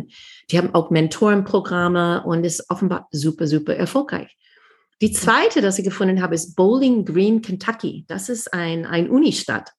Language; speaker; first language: German; non-native, fluent; English